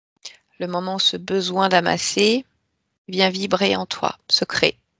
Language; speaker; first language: French; native; French